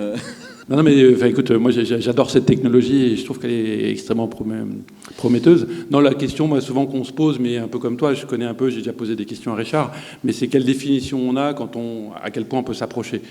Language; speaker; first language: French; native; French